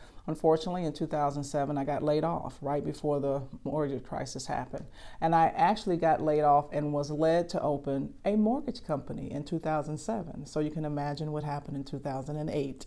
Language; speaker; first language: English; native; English